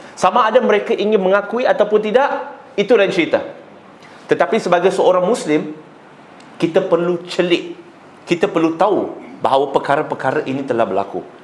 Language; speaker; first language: Malay; non-native, local second language; Chinese